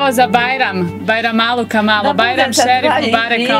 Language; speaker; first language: Serbian; native; Serbian